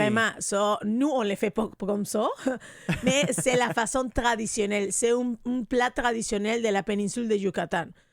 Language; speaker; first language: French; non-native, fluent; Spanish